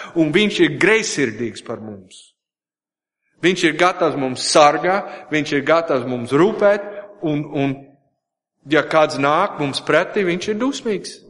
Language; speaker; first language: Latvian; non-native, fluent; English